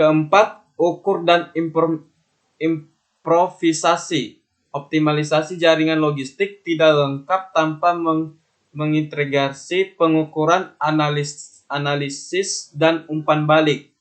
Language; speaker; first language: Indonesian; native; Indonesian